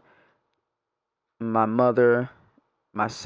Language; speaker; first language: English; native; English